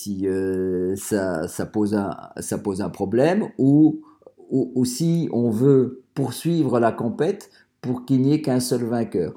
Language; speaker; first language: French; native; French